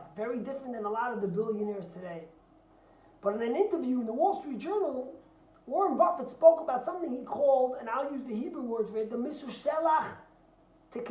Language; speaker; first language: English; native; English